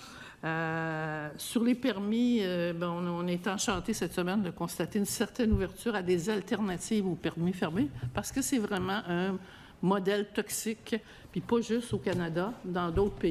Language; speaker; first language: French; native; French